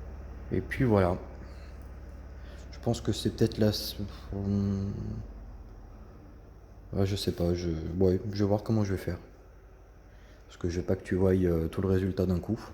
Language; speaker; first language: French; native; French